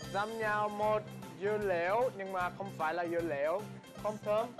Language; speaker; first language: Vietnamese; non-native, learner; English